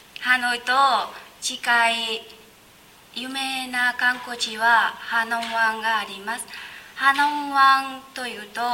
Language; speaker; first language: Japanese; non-native, learner; Vietnamese